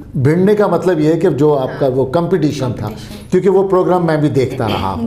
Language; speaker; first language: Hindi; native; Hindi